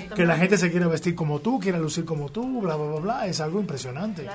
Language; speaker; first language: Spanish; native; Spanish